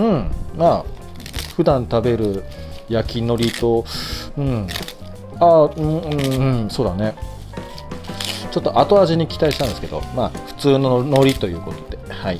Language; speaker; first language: Japanese; native; Japanese